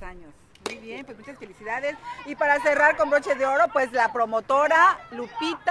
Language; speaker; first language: Spanish; native; Spanish